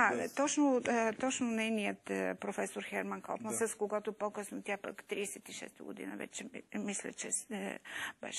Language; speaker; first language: Bulgarian; native; Bulgarian